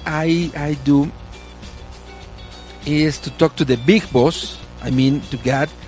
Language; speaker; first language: English; non-native, learner; Spanish